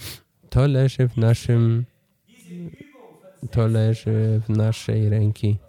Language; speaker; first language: Polish; non-native, learner; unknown